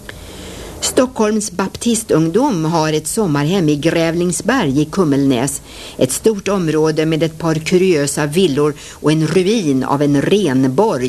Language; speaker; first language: Swedish; native; Swedish